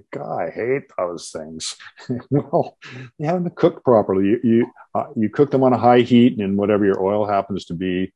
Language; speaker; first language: English; native; English